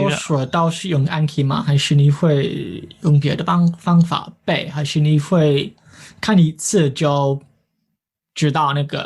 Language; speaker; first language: Chinese; non-native, fluent; English